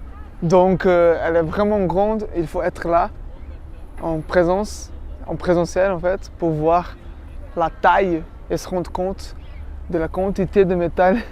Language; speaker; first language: French; non-native, fluent; Portuguese